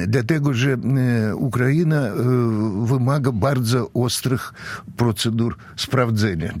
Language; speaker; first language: Polish; non-native, fluent; Russian